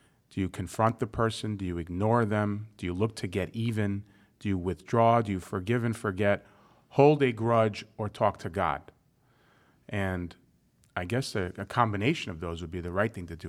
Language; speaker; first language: English; native; English